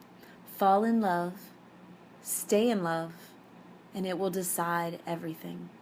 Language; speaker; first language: English; native; English